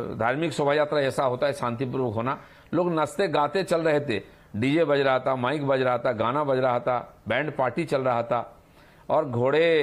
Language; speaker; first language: Hindi; non-native, local second language; Bangla